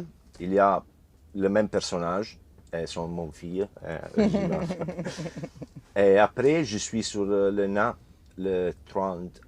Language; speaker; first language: French; non-native, learner; Italian